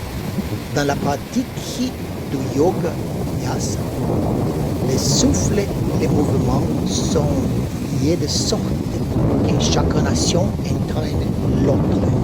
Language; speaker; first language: French; non-native, learner; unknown